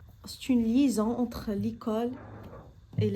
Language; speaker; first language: French; non-native, learner; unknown